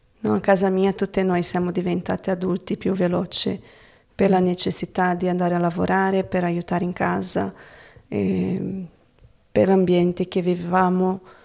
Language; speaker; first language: Italian; non-native, fluent; Portuguese